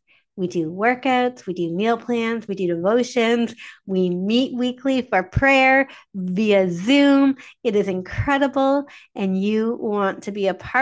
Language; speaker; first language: English; native; English